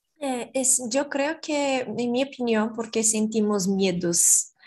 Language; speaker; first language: Spanish; non-native, learner; Portuguese